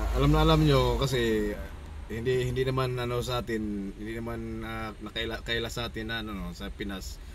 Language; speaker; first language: Filipino; non-native, local second language; Cebuano